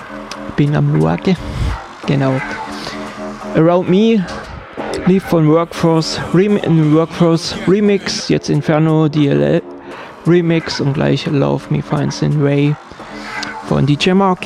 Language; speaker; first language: German; native; German